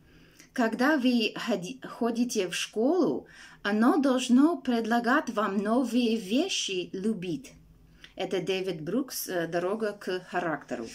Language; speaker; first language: Russian; non-native, fluent; English